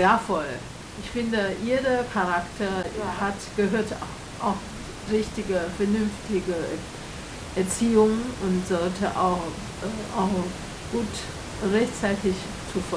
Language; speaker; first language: German; non-native, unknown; Chinese